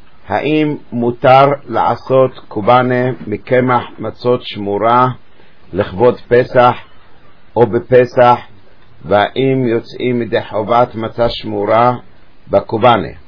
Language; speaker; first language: Hebrew; native; Hebrew